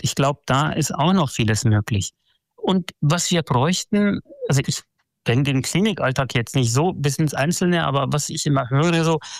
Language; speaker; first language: German; native; German